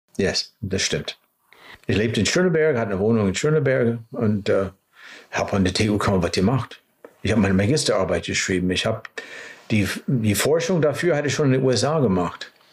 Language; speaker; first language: German; non-native, fluent; English